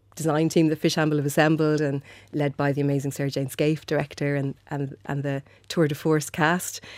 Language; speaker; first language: English; native; English